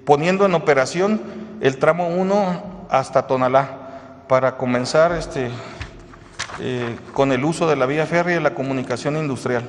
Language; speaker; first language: Spanish; native; Spanish